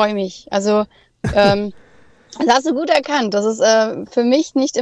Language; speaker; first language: German; native; German